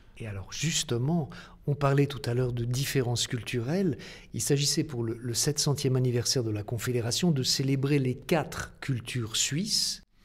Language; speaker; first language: French; native; French